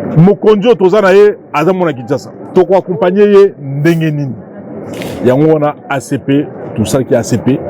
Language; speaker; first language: Lingala; native; Lingala